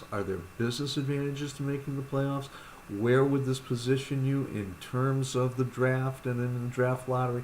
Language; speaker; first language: English; native; English